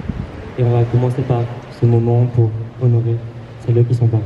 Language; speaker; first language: French; native; French